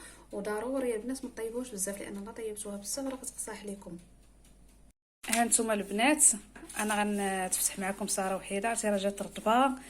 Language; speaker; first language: Arabic; native; Arabic